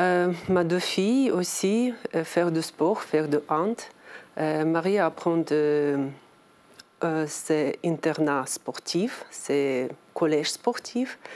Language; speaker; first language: French; non-native, learner; Ukrainian